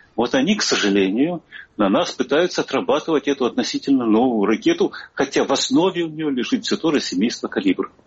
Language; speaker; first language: Russian; native; Russian